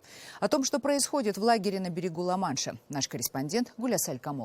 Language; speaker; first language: Russian; native; Russian